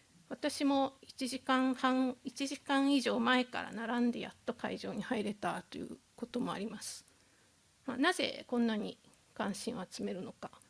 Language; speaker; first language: Japanese; native; Japanese